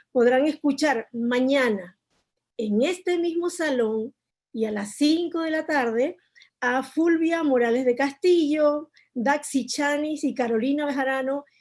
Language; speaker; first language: Spanish; native; Spanish